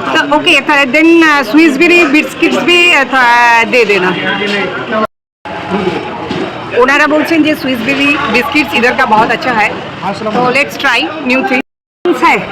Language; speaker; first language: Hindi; non-native, local second language; Bangla